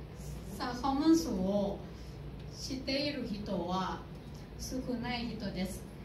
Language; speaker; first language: Japanese; non-native, learner; Thai